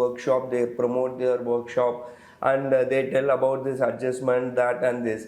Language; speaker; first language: English; non-native, local second language; Tamil